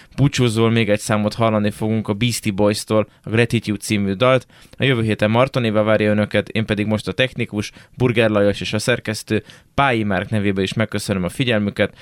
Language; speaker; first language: Hungarian; native; Hungarian